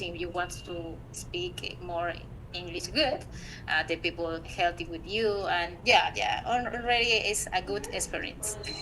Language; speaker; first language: English; non-native, learner; Spanish